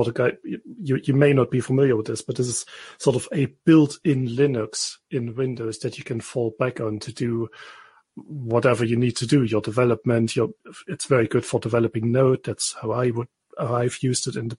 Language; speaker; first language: English; non-native, fluent; German